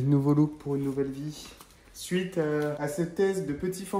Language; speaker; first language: French; native; French